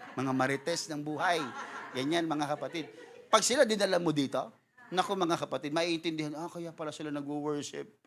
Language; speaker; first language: Filipino; non-native, local second language; Cebuano